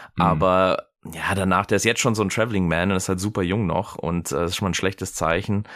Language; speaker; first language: German; early bilingual, other home language; English